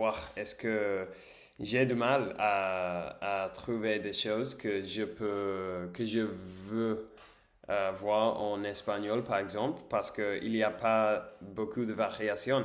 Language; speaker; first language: French; non-native, learner; English